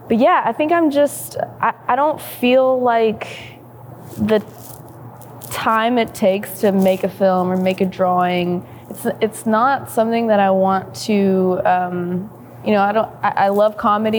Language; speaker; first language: English; native; English